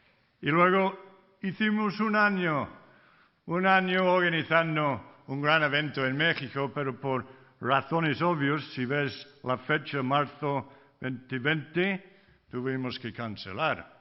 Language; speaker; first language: Spanish; non-native, fluent; English